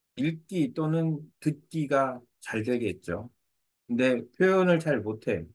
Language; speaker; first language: Korean; native; Korean